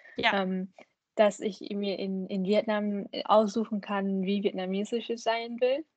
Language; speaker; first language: German; early bilingual, other home language; Vietnamese